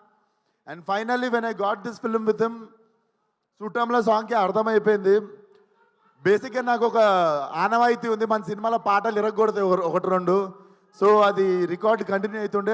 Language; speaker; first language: Telugu; native; Telugu